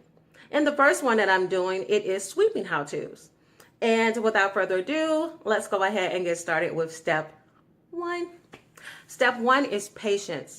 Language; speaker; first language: English; native; English